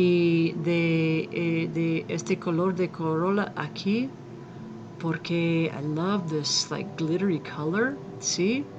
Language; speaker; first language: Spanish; non-native, fluent; English